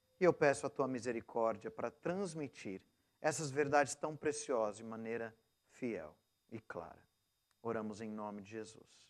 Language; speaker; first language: Portuguese; non-native, local second language; English